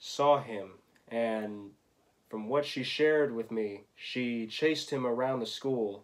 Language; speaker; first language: English; native; English